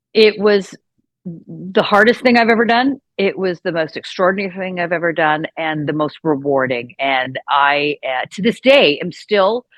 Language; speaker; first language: English; native; English